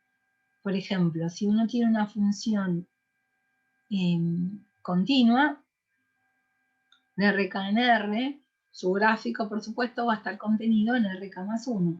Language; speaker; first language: Spanish; native; Spanish